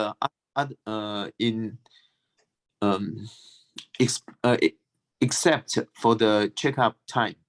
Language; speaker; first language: English; non-native, fluent; Chinese